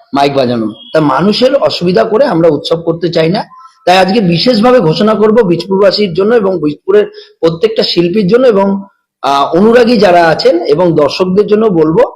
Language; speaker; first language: Bangla; native; Bangla